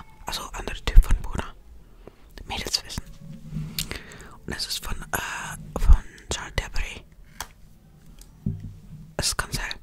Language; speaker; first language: German; non-native, fluent; Estonian